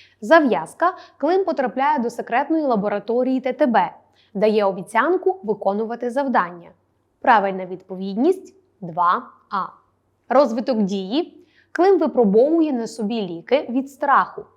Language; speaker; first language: Ukrainian; native; Ukrainian